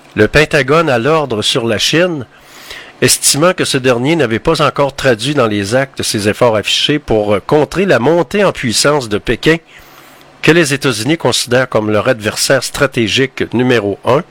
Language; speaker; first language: French; native; French